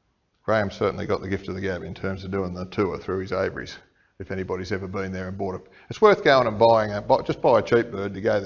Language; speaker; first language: English; native; English